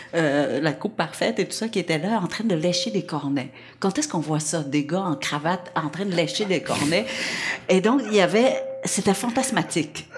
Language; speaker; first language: French; non-native, fluent; Vietnamese